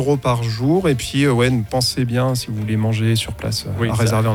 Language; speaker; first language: French; native; French